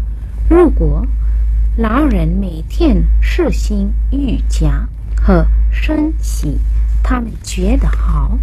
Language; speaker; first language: Chinese; non-native, fluent; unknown